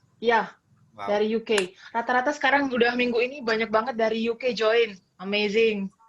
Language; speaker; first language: Indonesian; native; Indonesian